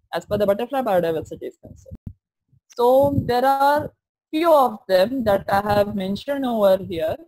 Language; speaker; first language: English; non-native, local second language; Marathi